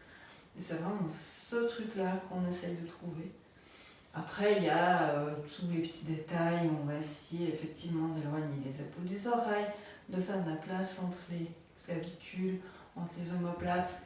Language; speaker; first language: French; native; French